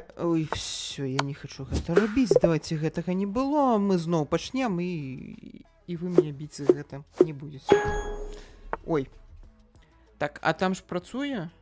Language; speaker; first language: Belarusian; non-native, local second language; Russian